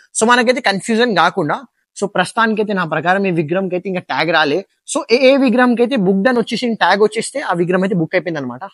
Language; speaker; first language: Telugu; non-native, local second language; Hindi